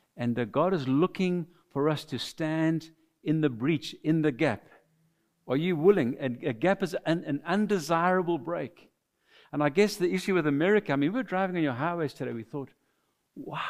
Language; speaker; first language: English; non-native, fluent; French